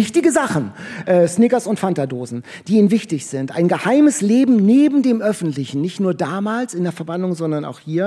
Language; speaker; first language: German; native; German